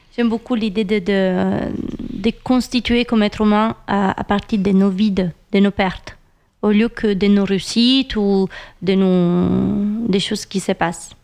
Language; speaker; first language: French; non-native, fluent; Italian